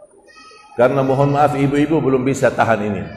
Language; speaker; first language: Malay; non-native, fluent; Arabic